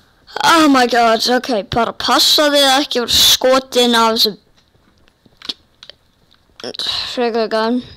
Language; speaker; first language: Icelandic; early bilingual, heritage; Icelandic